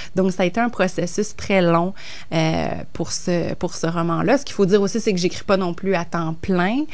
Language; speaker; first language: French; native; French